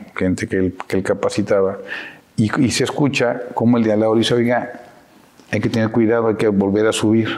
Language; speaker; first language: Spanish; native; Spanish